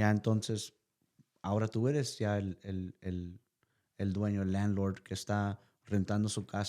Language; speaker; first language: Spanish; early bilingual, heritage; Spanish